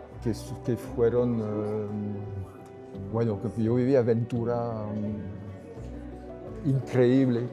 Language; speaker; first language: Spanish; non-native, fluent; French